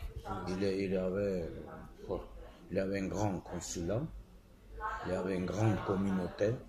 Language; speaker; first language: French; non-native, fluent; Armenian